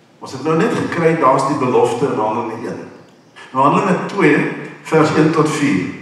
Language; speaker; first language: Afrikaans; non-native, local second language; English